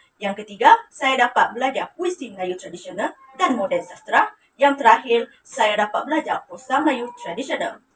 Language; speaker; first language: Malay; non-native, local second language; Iban